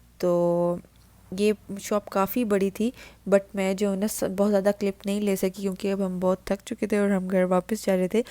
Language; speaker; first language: Urdu; native; Urdu